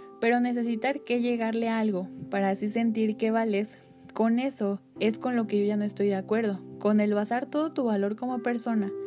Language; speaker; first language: Spanish; native; Spanish